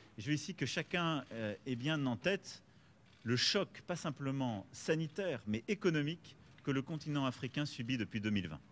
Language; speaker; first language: French; native; French